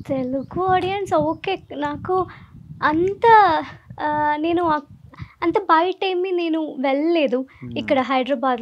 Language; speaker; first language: Telugu; non-native, learner; Malayalam